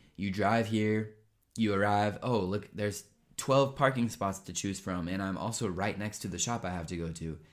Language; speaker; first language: English; native; English